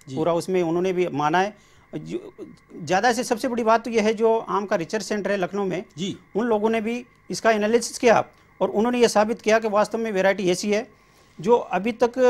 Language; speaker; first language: Hindi; native; Hindi